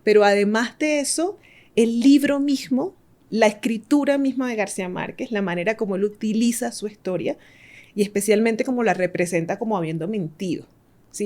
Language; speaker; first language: Spanish; native; Spanish